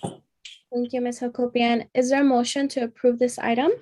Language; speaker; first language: English; native; English